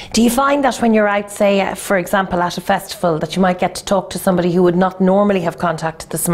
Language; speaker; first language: English; native; English